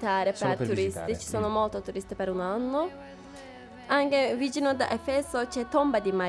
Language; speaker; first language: Italian; non-native, learner; Turkish